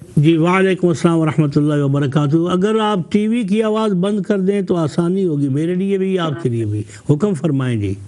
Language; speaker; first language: Urdu; non-native, local second language; Punjabi